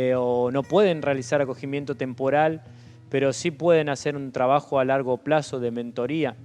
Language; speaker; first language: Spanish; native; Spanish